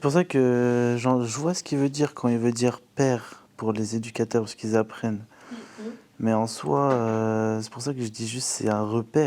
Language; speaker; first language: French; native; French